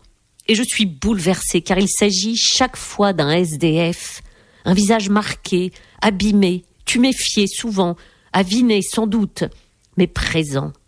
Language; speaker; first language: French; native; French